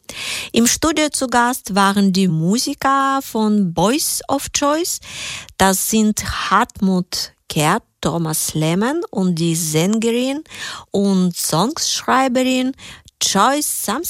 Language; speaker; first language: German; native; German